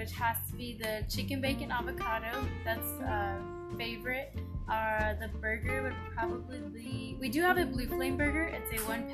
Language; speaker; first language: English; native; English